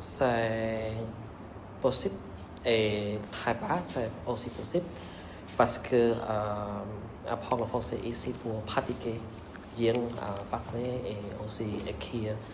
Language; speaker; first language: French; non-native, learner; Vietnamese